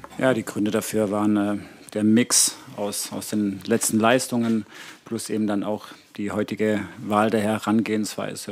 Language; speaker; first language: German; native; German